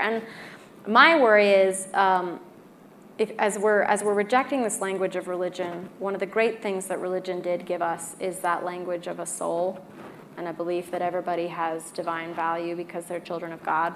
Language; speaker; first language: English; native; English